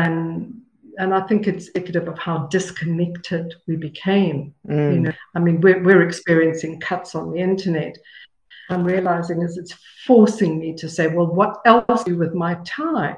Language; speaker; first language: English; native; English